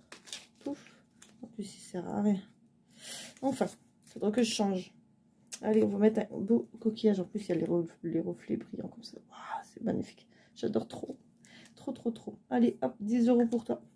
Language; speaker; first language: French; native; French